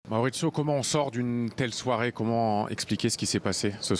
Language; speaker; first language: French; native; French